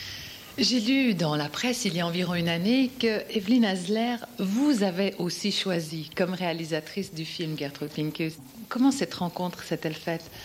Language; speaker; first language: French; native; French